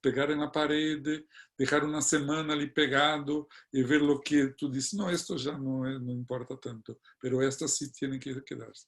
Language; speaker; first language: Spanish; non-native, fluent; Portuguese